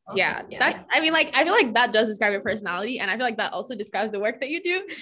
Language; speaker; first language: English; non-native, local second language; Yoruba